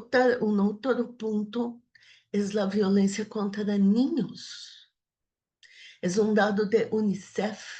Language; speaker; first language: Spanish; non-native, fluent; Portuguese